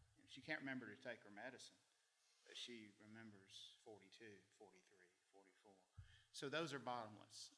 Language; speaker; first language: English; native; English